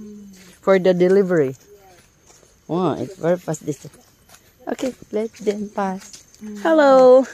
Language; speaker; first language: English; non-native, learner; Filipino